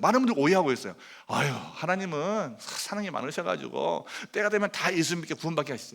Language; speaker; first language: Korean; native; Korean